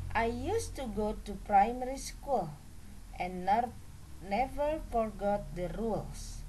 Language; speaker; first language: English; non-native, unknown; Indonesian